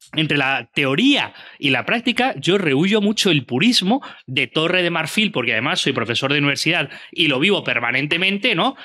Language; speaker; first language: Spanish; native; Spanish